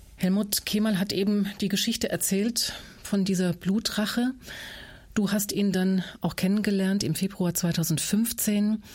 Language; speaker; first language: German; native; German